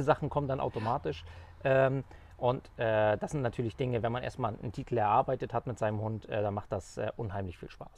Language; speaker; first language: German; native; German